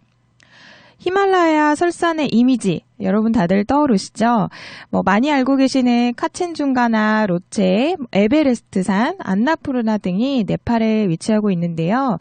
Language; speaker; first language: Korean; native; Korean